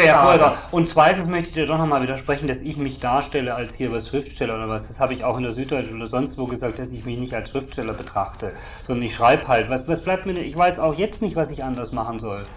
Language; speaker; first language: German; native; German